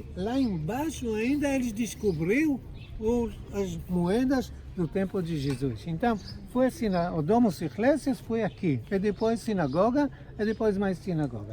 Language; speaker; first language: Portuguese; non-native, fluent; Hebrew